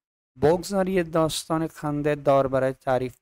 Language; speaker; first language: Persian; non-native, fluent; Urdu